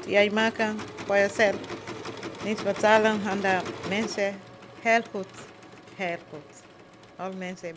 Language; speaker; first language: Dutch; non-native, learner; Turkish